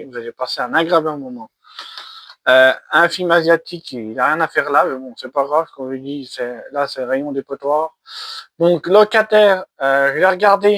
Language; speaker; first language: French; native; French